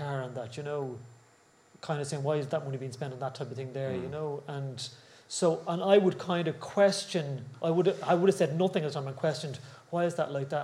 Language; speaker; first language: English; native; English